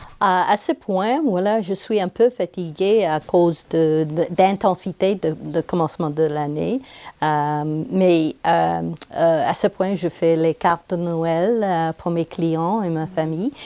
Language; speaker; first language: French; non-native, local second language; English